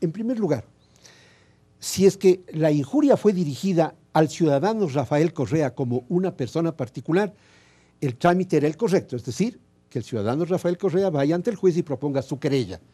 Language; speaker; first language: Spanish; native; Spanish